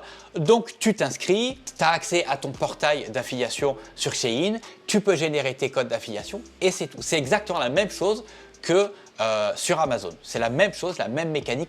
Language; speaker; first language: French; native; French